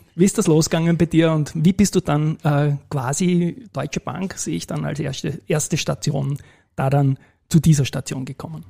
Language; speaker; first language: German; native; German